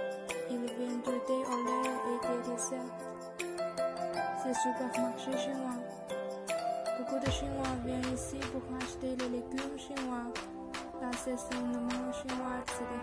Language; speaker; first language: French; non-native, learner; Chinese